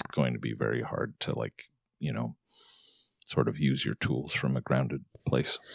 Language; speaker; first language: English; native; English